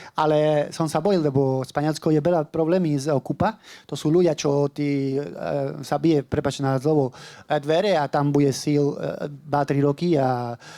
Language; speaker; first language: Slovak; non-native, learner; Spanish